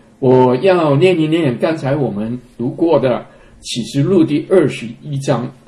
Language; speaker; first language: Chinese; non-native, local second language; Cantonese